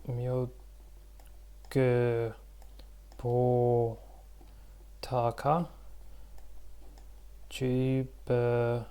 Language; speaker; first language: Korean; non-native, learner; Russian